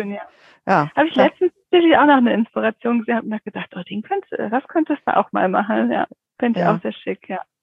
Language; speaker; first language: German; native; German